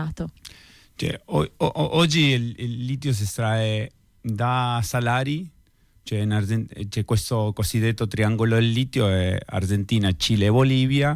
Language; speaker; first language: Italian; non-native, fluent; Spanish